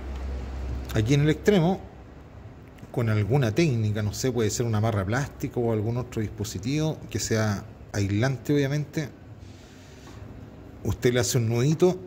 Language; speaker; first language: Spanish; native; Spanish